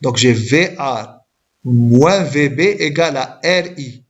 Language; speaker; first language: French; non-native, local second language; Arabic